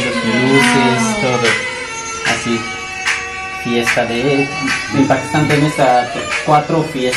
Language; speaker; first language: Spanish; non-native, learner; Punjabi